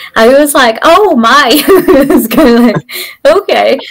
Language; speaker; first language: English; native; English